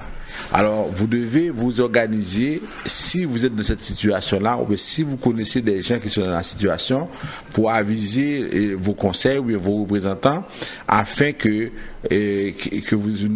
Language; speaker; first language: French; native; French